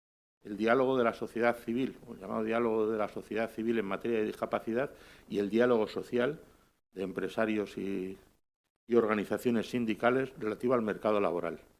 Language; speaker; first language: Spanish; native; Spanish